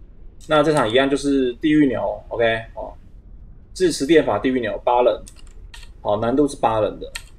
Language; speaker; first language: Chinese; native; Chinese